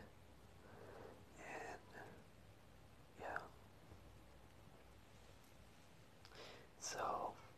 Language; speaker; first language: English; non-native, fluent; Spanish